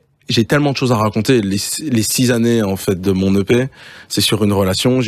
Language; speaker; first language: French; native; French